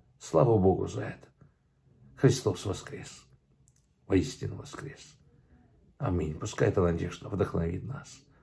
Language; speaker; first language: Russian; early bilingual, other home language; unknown